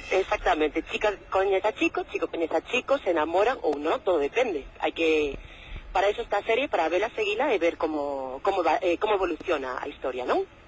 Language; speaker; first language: Galician; non-native, local second language; Spanish